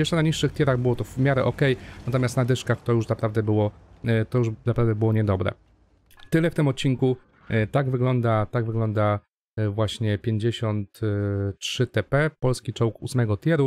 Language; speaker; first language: Polish; native; Polish